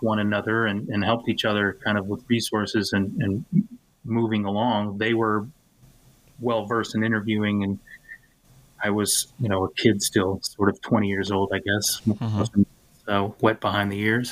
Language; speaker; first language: English; native; English